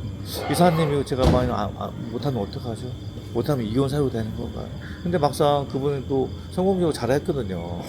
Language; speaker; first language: Korean; native; Korean